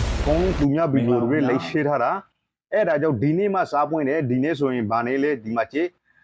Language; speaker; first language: Burmese; non-native, local second language; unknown